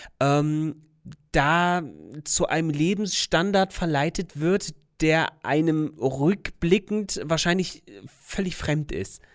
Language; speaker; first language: German; native; German